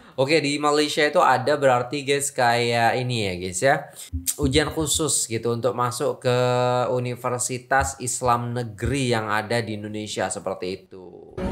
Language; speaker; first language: Indonesian; native; Indonesian